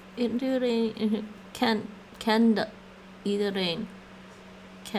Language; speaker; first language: Dutch; non-native, learner; English